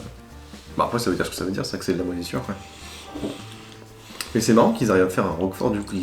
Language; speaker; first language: French; native; French